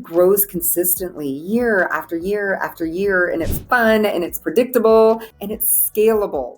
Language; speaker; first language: English; native; English